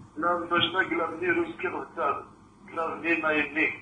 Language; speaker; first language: Russian; non-native, learner; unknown